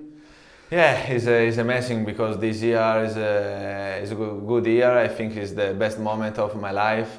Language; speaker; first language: English; non-native, learner; Italian